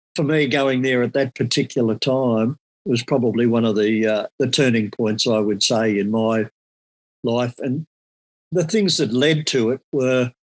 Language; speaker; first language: English; native; English